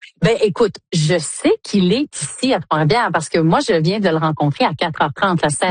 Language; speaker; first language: French; native; French